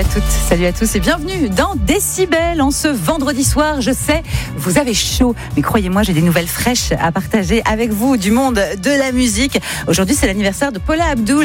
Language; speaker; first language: French; native; French